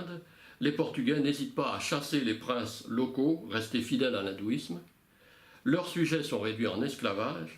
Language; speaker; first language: French; native; French